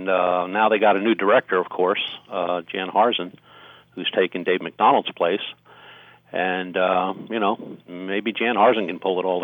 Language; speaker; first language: English; native; English